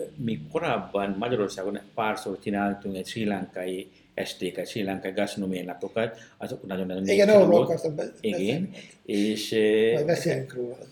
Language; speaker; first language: Hungarian; non-native, fluent; Sinhala